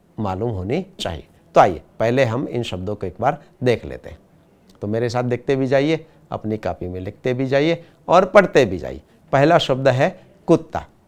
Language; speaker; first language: Hindi; non-native, local second language; Gujarati